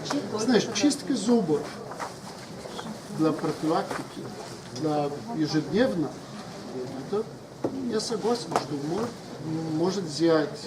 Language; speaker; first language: Russian; non-native, learner; Polish